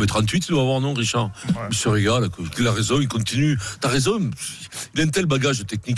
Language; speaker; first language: French; native; French